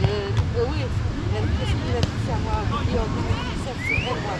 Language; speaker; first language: French; non-native, learner; Polish